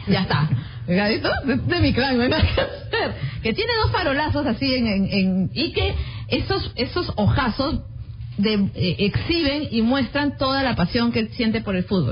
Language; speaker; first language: Spanish; native; Spanish